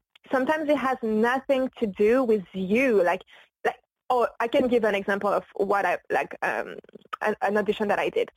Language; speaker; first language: English; non-native, fluent; French